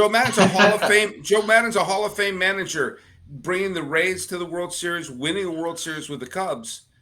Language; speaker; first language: English; native; English